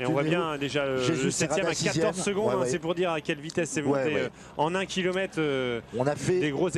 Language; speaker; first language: French; native; French